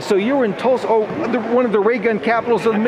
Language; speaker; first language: English; native; English